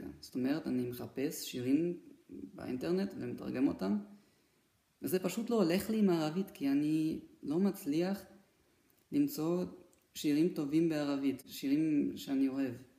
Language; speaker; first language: Hebrew; non-native, fluent; German